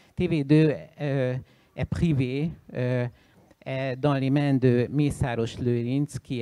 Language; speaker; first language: French; non-native, learner; Hungarian